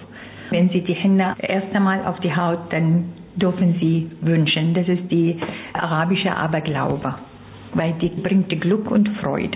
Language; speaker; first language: German; non-native, fluent; Arabic